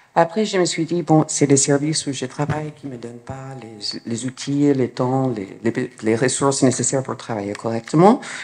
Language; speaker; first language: French; non-native, fluent; English